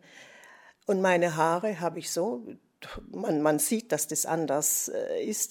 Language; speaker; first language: German; non-native, fluent; English